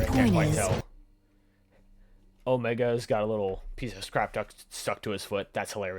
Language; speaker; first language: English; native; English